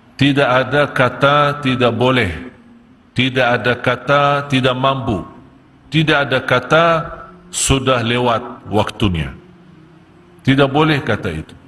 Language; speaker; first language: Malay; non-native, fluent; Arabic